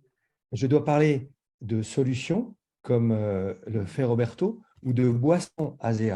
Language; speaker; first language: French; native; French